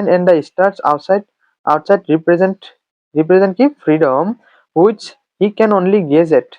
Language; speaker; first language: English; non-native, local second language; Assamese